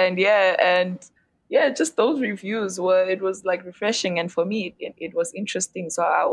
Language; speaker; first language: English; non-native, local second language; Xhosa